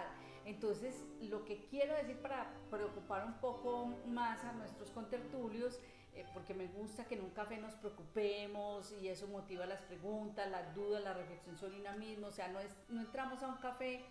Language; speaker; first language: Spanish; native; Spanish